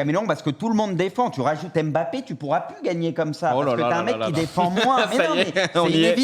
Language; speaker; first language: French; native; French